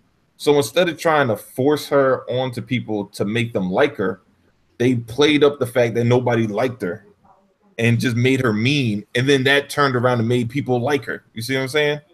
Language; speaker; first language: English; native; English